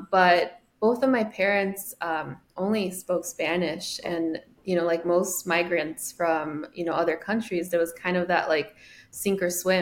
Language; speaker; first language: English; early bilingual, other home language; Spanish